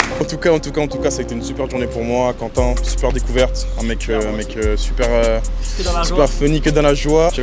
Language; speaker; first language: French; early bilingual, other home language; Lingala